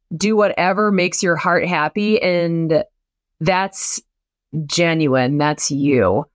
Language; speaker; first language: English; native; English